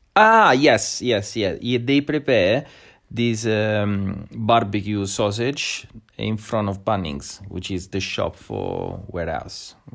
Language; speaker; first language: English; non-native, fluent; Italian